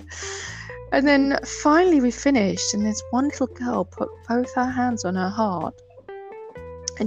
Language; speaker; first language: English; native; English